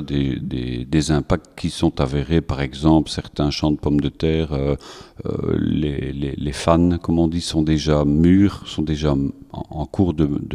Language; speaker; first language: French; native; French